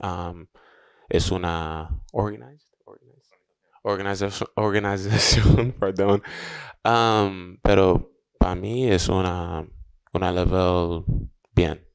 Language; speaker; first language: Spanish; non-native, learner; English